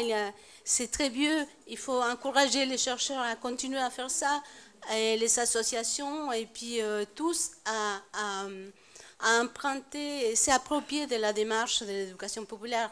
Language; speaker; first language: French; non-native, fluent; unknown